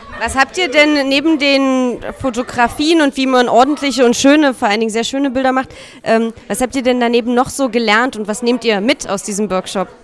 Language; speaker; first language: German; native; German